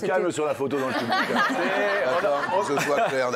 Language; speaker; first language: French; native; French